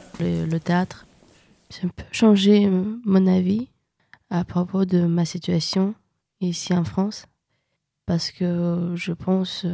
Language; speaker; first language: French; non-native, learner; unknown